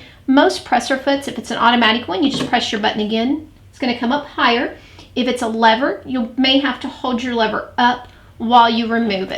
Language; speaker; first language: English; native; English